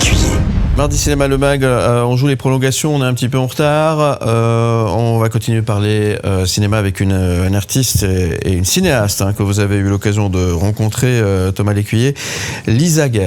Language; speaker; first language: French; native; French